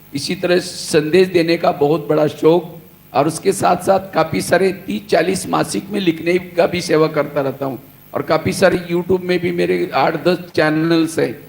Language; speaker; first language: Hindi; non-native, local second language; Marathi